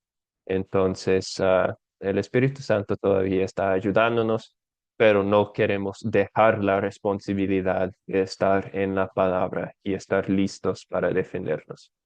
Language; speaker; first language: Spanish; non-native, fluent; English